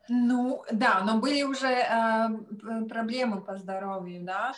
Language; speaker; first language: Russian; non-native, local second language; Latvian